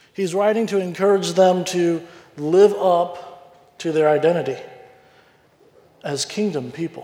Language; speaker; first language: English; native; English